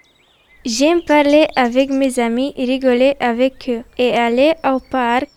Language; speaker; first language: French; non-native, learner; Romanian